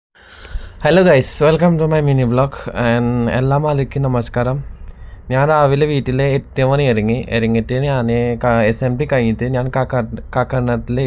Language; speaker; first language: Malayalam; non-native, learner; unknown